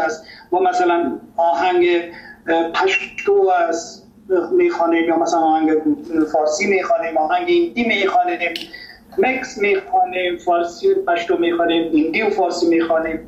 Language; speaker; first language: Persian; native; Persian